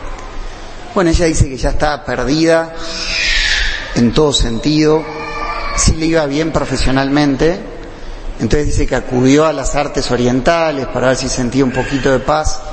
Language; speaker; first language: Spanish; native; Spanish